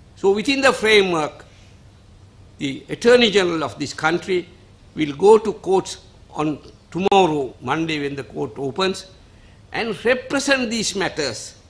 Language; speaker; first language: English; non-native, local second language; Sinhala